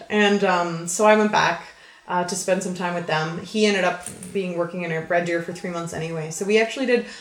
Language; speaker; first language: English; native; English